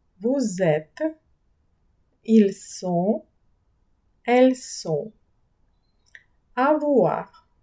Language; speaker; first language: French; non-native, fluent; Ukrainian